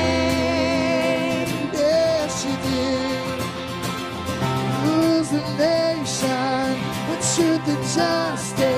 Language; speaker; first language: English; native; English